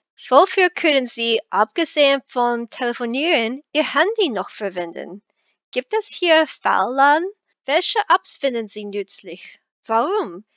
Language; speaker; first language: German; non-native, learner; English